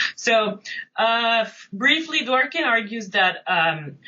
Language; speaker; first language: English; non-native, fluent; French